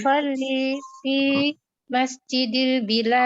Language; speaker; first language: Arabic; non-native, learner; Malay